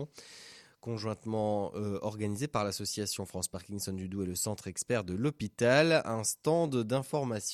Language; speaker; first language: French; native; French